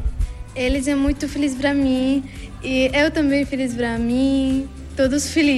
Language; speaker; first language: Portuguese; non-native, learner; Arabic